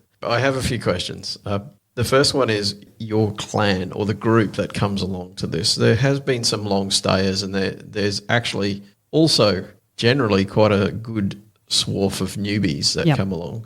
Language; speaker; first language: English; native; English